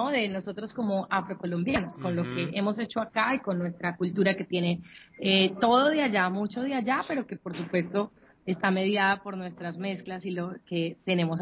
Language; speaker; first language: Spanish; native; Spanish